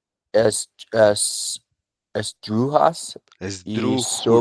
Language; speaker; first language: Spanish; non-native, learner; English